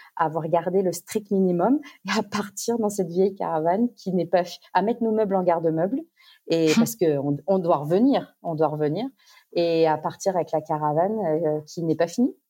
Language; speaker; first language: French; native; French